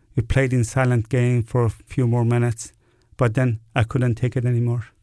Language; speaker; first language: English; non-native, fluent; Persian